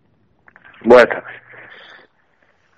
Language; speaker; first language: Spanish; native; Spanish